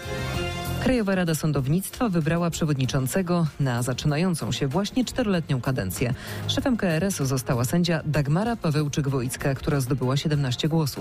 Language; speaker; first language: Polish; native; Polish